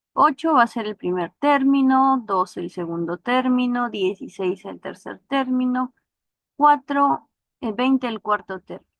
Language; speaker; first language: Spanish; native; Spanish